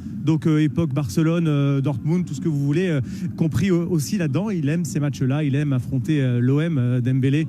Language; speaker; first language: French; native; French